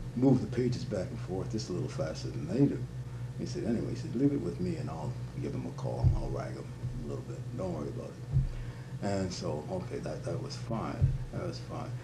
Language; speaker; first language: English; native; English